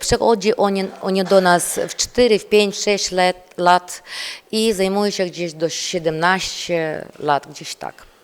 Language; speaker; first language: Polish; non-native, learner; Ukrainian